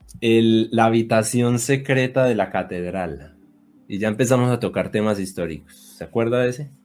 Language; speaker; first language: Spanish; native; Spanish